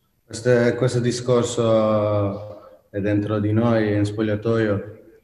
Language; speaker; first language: Italian; non-native, fluent; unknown